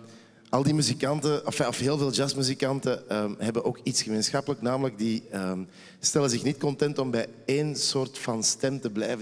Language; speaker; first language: Dutch; native; Dutch